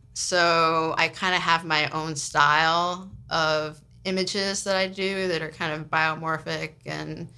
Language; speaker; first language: English; native; English